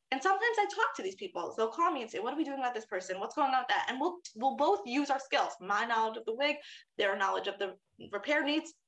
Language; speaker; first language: English; native; English